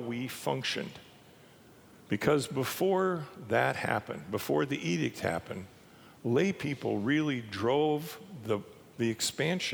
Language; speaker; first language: English; native; English